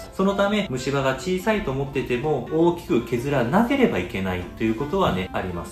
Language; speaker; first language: Japanese; native; Japanese